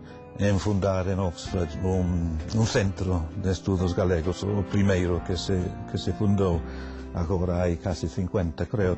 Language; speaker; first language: Galician; non-native, fluent; English